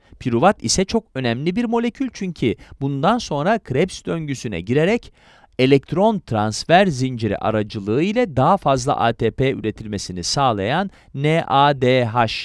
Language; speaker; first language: Turkish; native; Turkish